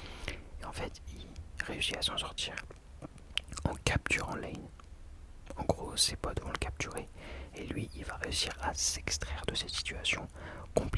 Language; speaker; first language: French; native; French